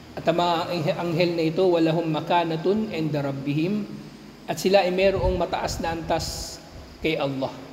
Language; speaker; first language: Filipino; native; Filipino